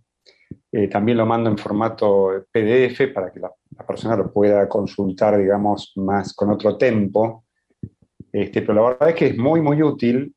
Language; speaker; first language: Spanish; native; Spanish